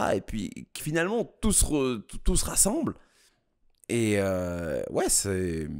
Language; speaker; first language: French; early bilingual, other home language; Kabuverdianu